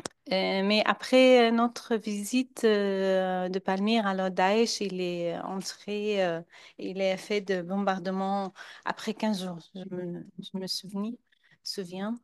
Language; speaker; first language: French; non-native, fluent; Arabic